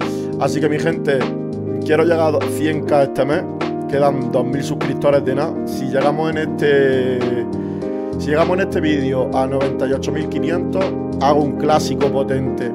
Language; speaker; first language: Spanish; native; Spanish